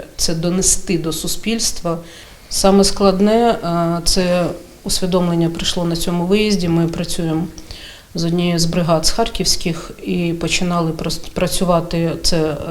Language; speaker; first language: Ukrainian; native; Ukrainian